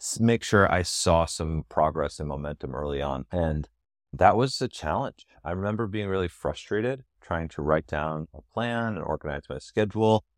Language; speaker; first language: English; native; English